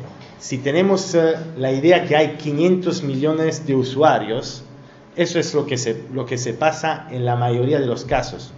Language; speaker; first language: Spanish; non-native, learner; Italian